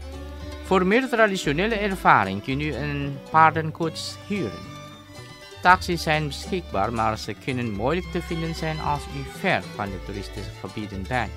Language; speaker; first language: Dutch; non-native, fluent; Indonesian